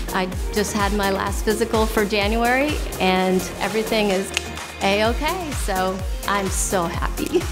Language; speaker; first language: English; native; English